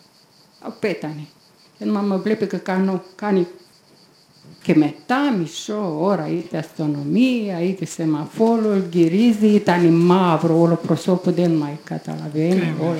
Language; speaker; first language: Greek; non-native, learner; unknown